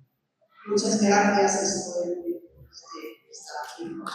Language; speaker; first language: Spanish; non-native, fluent; German